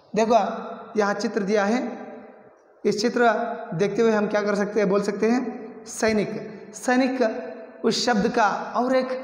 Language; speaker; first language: Hindi; non-native, local second language; Kannada